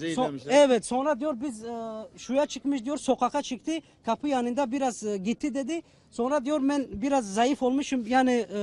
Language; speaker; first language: Turkish; non-native, learner; Tajik